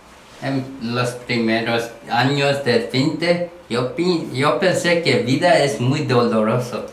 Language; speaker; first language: Spanish; non-native, learner; Korean